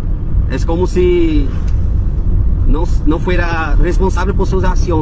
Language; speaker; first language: Spanish; non-native, fluent; Portuguese